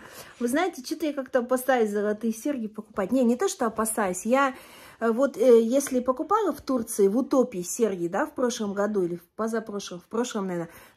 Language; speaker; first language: Russian; native; Russian